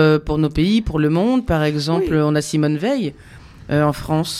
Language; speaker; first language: French; native; French